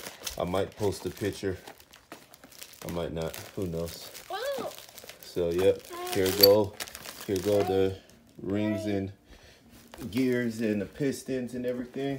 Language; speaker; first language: English; native; English